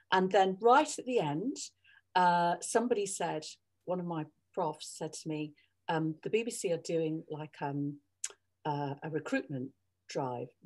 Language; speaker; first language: English; native; English